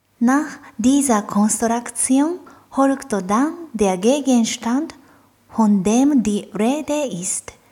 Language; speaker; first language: German; non-native, fluent; Japanese